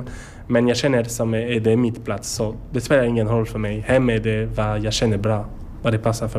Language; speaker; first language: Swedish; non-native, learner; French